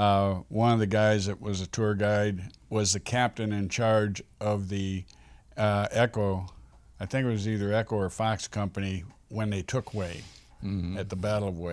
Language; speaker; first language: English; native; English